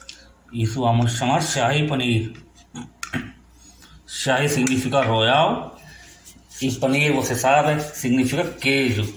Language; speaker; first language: Portuguese; non-native, learner; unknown